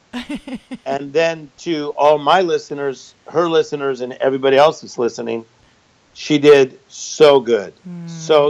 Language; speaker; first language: English; native; English